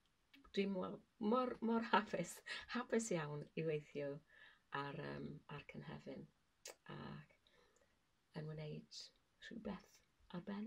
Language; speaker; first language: Welsh; non-native, learner; English